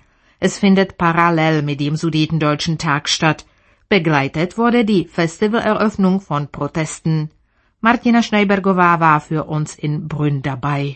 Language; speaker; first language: German; native; German